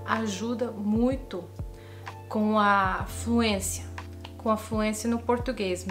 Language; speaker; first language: Portuguese; non-native, fluent; Italian